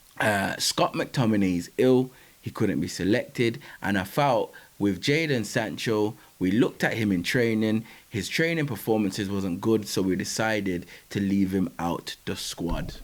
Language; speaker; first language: English; native; English